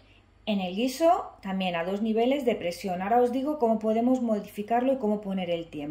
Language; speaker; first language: Spanish; native; Spanish